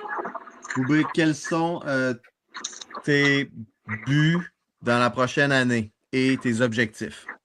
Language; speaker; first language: French; native; French